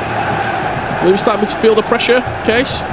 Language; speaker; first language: English; native; English